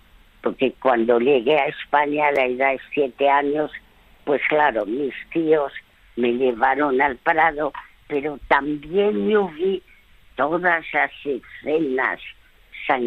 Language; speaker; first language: Spanish; non-native, fluent; French